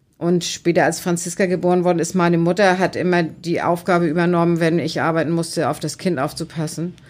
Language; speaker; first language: German; native; German